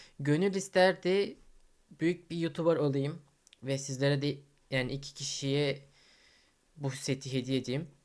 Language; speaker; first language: Turkish; early bilingual, heritage; Turkish